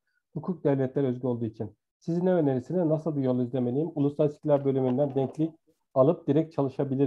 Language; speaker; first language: Turkish; native; Turkish